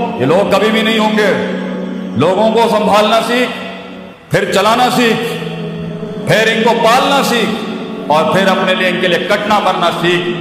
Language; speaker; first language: Urdu; non-native, local second language; Punjabi